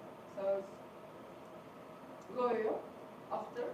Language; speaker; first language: English; non-native, learner; Arabic